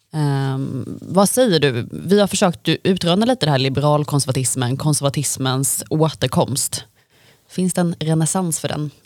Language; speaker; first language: Swedish; native; Swedish